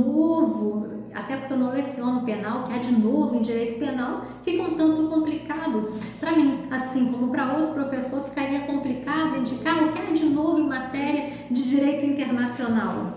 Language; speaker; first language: Portuguese; native; Portuguese